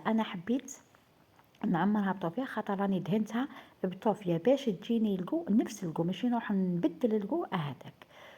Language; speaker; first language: Arabic; native; Arabic